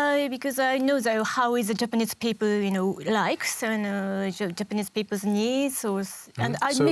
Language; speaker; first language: English; non-native, learner; Japanese